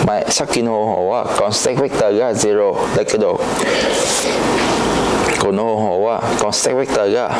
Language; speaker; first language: Japanese; non-native, learner; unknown